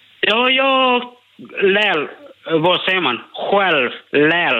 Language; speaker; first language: Swedish; non-native, learner; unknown